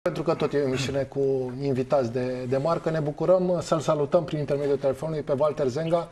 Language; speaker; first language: Romanian; native; Romanian